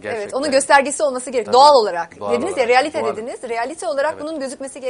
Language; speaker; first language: Turkish; native; Turkish